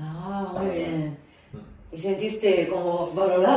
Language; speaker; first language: Spanish; non-native, fluent; Japanese